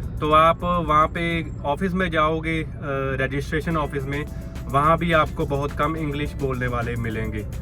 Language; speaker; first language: Hindi; non-native, local second language; Punjabi